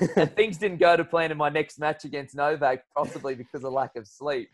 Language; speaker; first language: English; native; English